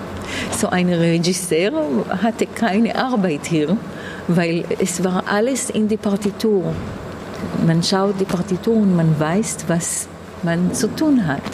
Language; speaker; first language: German; non-native, fluent; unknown